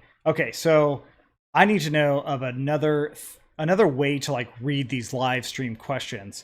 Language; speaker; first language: English; native; English